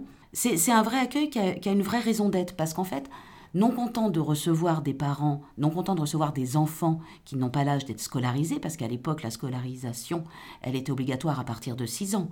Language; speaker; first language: French; native; French